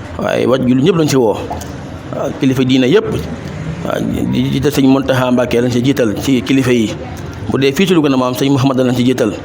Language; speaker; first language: Wolof; native; Wolof